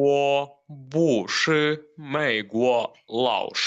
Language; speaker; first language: Chinese; non-native, learner; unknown